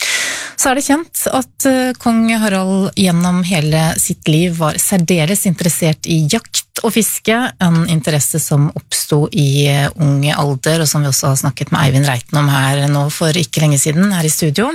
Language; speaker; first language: Norwegian; native; Norwegian